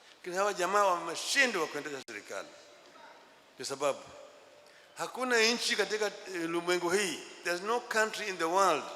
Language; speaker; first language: Swahili; non-native, local second language; Luo (Kenya and Tanzania)